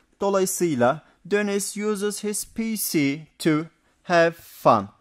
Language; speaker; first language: English; non-native, fluent; Turkish